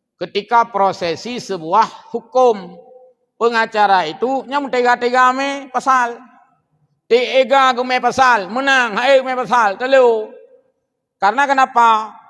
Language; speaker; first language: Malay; non-native, local second language; Achinese